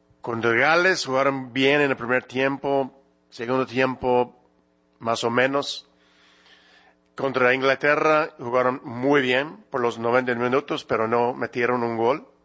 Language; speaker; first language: Spanish; early bilingual, heritage; English